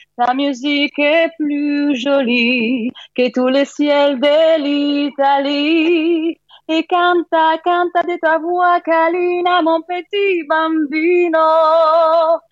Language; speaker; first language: French; non-native, fluent; Italian